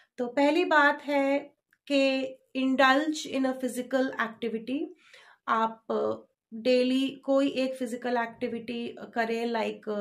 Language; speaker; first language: Hindi; native; Hindi